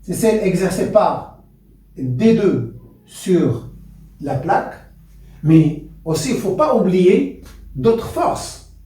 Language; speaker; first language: French; non-native, local second language; Arabic